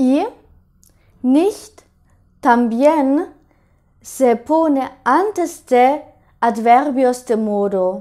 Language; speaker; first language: Spanish; non-native, fluent; German